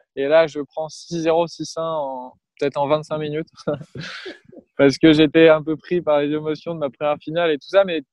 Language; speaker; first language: French; native; French